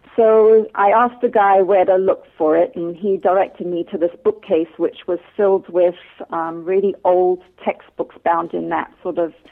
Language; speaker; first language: English; native; English